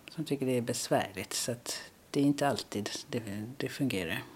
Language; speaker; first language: Swedish; early bilingual, other home language; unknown